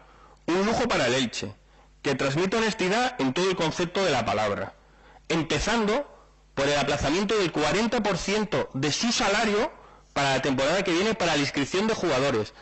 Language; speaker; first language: Spanish; native; Spanish